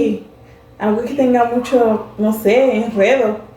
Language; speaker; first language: Spanish; non-native, fluent; Haitian Creole